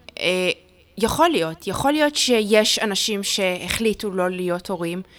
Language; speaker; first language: Hebrew; native; Hebrew